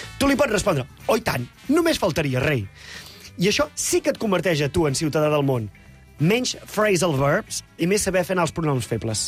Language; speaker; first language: Catalan; native; Catalan